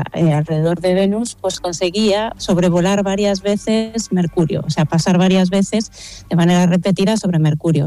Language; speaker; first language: Spanish; native; Spanish